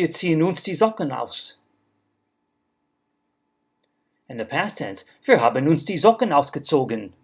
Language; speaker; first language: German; non-native, fluent; English